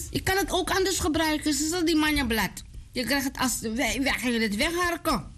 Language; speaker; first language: Dutch; native; Dutch